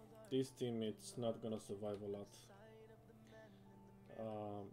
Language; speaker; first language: English; non-native, fluent; Romanian